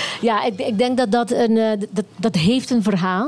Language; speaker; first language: Dutch; non-native, local second language; Papiamento